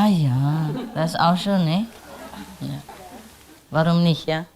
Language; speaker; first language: German; non-native, learner; Vietnamese